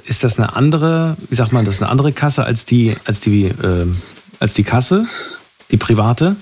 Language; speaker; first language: German; native; German